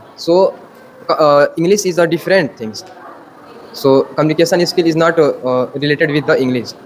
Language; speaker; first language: English; non-native, learner; Hindi